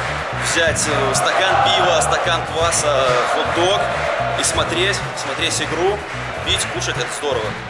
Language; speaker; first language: Russian; native; Russian